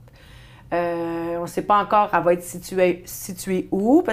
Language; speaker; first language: French; native; French